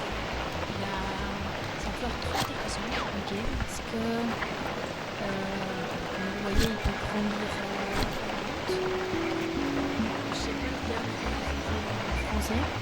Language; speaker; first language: French; non-native, fluent; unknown